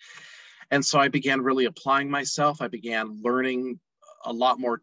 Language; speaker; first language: English; native; English